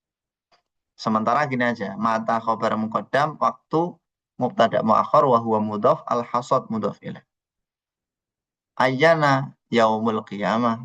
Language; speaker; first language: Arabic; non-native, fluent; Indonesian